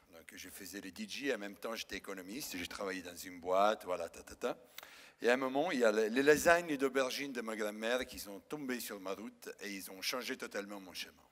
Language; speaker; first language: French; non-native, fluent; Italian